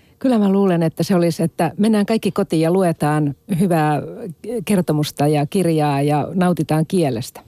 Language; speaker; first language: Finnish; native; Finnish